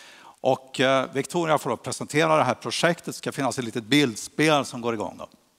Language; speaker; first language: Swedish; native; Swedish